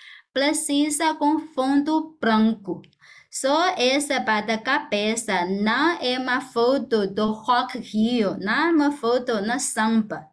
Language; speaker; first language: Portuguese; non-native, fluent; Chinese